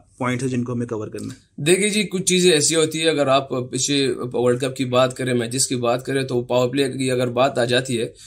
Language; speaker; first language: Urdu; non-native, local second language; Pashto